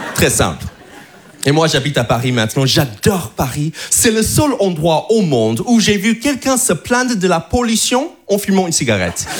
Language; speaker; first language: French; non-native, fluent; English